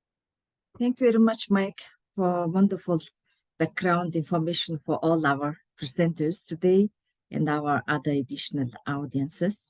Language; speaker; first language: English; non-native, fluent; Mongolian